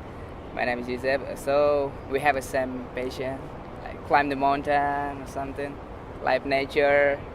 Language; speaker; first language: English; non-native, learner; Indonesian